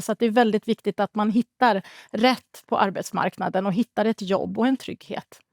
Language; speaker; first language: Swedish; native; Swedish